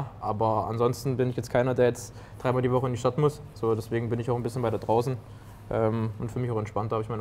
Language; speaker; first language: German; native; German